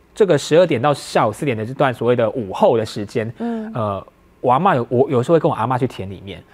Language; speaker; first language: Chinese; native; Chinese